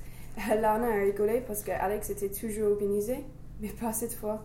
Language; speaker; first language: French; non-native, learner; English